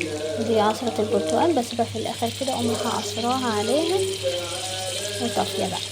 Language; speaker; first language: Arabic; native; Arabic